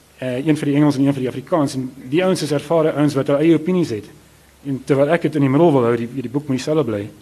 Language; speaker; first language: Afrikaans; native; Afrikaans